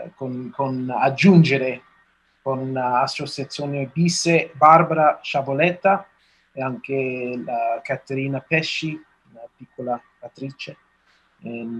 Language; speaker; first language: Italian; non-native, learner; English